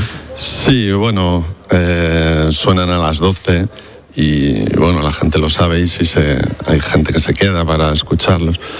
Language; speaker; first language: Spanish; native; Spanish